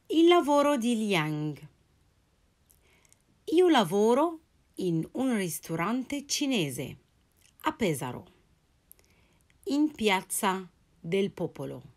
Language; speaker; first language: Italian; non-native, fluent; Arabic